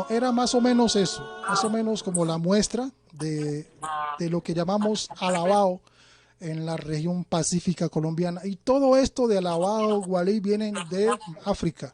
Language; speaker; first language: Spanish; native; Spanish